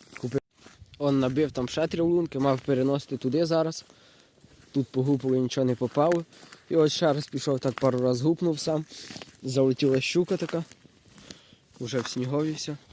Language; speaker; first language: Ukrainian; native; Ukrainian